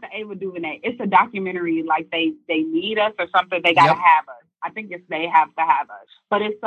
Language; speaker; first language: English; native; English